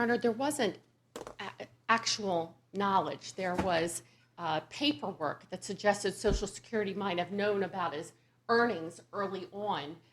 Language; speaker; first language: English; native; English